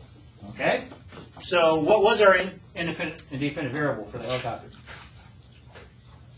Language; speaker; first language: English; native; English